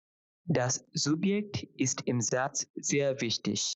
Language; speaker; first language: German; non-native, fluent; Bangla